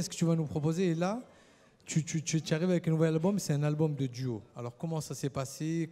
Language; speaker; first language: French; native; French